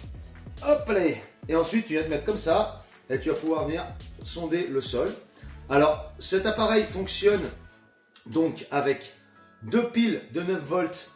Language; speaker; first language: French; native; French